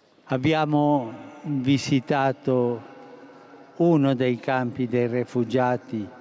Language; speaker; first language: Italian; non-native, fluent; Spanish